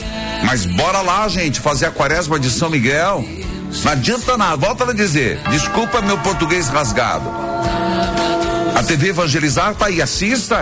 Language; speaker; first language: Portuguese; native; Portuguese